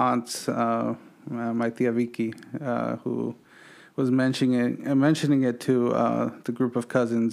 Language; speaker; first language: English; native; English